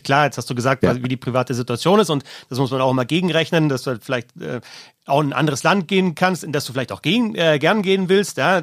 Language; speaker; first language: German; native; German